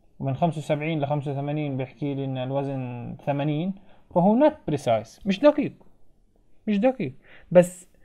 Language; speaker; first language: Arabic; native; Arabic